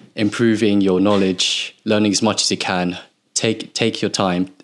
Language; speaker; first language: English; native; English